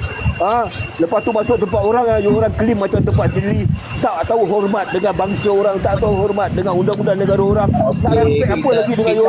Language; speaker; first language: Malay; native; Malay